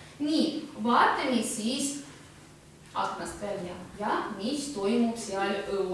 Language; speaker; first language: Estonian; non-native, local second language; Russian